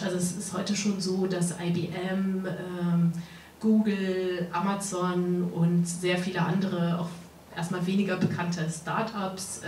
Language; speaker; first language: German; native; German